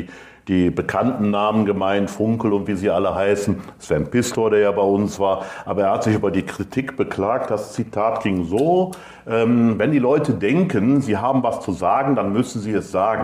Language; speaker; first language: German; native; German